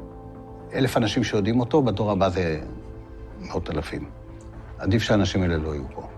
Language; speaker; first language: Hebrew; native; Hebrew